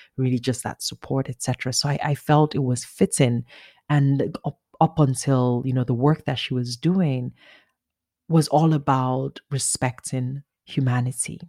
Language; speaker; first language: English; non-native, local second language; Igbo